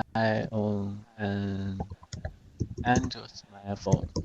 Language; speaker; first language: English; non-native, learner; Chinese